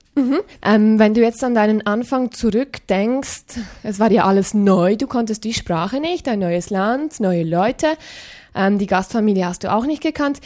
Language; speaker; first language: German; native; German